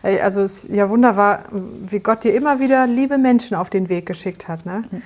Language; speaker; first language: German; native; German